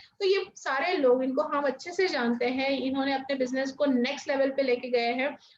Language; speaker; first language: Hindi; non-native, local second language; Marathi